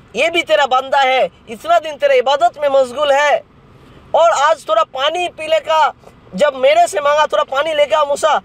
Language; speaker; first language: Hindi; non-native, local second language; Bangla